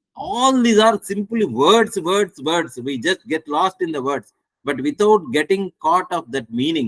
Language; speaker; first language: English; non-native, local second language; Telugu